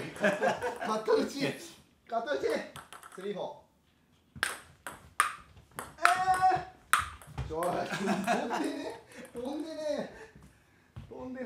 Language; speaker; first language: Japanese; native; Japanese